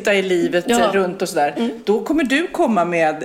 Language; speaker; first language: Swedish; native; Swedish